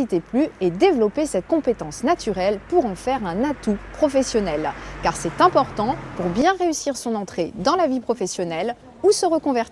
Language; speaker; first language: French; native; French